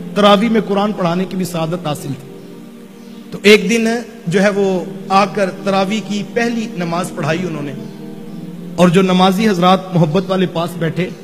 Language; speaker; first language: Urdu; native; Urdu